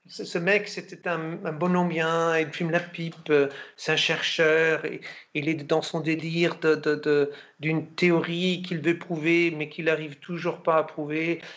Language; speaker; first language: French; non-native, fluent; German